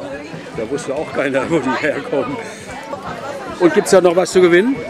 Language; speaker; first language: German; native; German